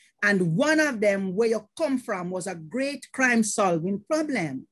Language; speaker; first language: English; native; English